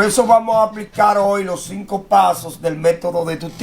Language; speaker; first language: Spanish; native; Spanish